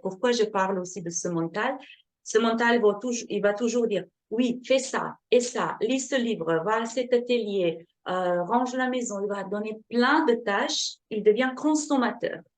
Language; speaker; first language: French; non-native, fluent; Slovenian